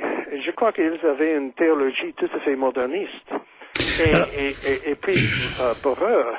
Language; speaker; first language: French; non-native, fluent; English